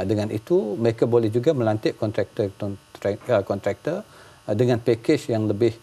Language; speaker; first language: Malay; native; Malay